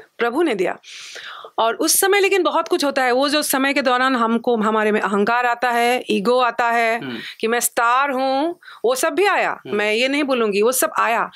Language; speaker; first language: Hindi; non-native, local second language; Assamese